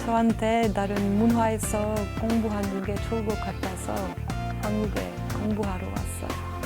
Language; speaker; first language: Korean; non-native, fluent; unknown